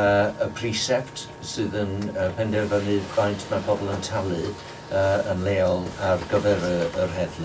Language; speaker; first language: Welsh; non-native, local second language; English